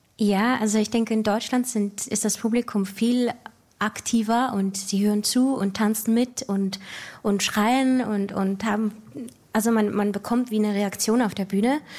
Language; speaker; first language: German; native; German